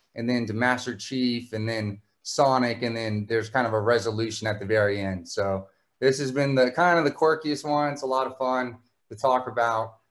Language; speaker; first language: English; native; English